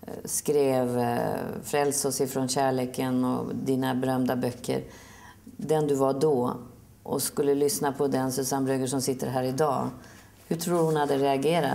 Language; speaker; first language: Swedish; native; Swedish